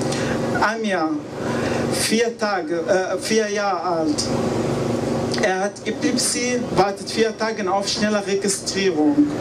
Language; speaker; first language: German; non-native, learner; Arabic